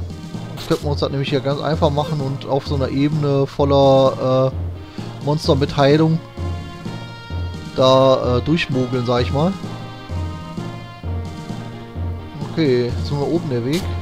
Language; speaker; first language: German; native; German